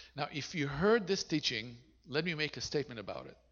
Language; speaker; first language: English; non-native, fluent; Hebrew